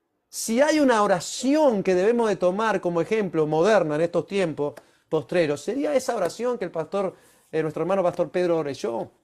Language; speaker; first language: Spanish; native; Spanish